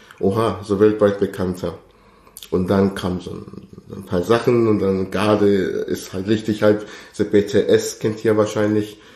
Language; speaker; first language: German; early bilingual, other home language; Korean